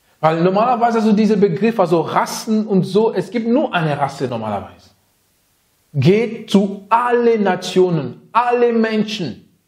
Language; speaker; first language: German; non-native, fluent; French